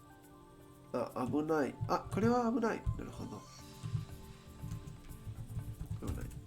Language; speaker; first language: Japanese; non-native, learner; Spanish